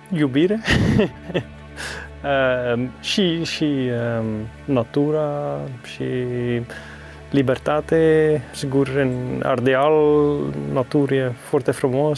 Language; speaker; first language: Romanian; non-native, learner; Dutch